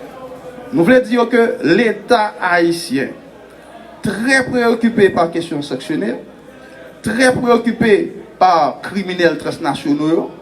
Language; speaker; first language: French; non-native, local second language; Haitian Creole